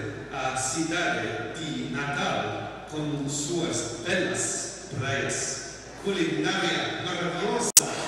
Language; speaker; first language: Portuguese; non-native, learner; English